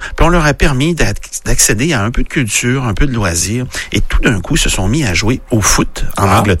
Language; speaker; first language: French; native; French